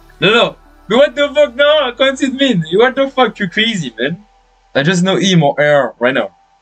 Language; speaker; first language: English; non-native, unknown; French